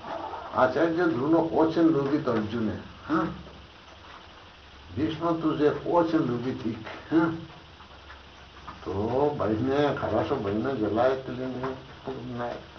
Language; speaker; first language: Russian; non-native, learner; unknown